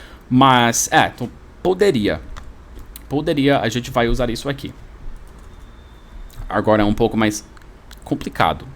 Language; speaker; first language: Portuguese; non-native, fluent; English